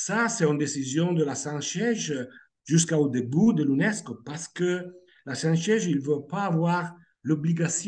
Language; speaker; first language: French; non-native, fluent; Italian